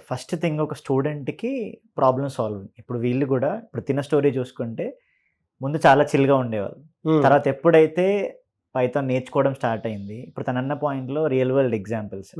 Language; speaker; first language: Telugu; native; Telugu